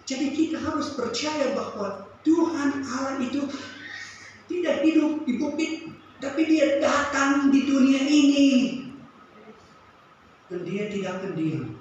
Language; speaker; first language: Indonesian; non-native, fluent; English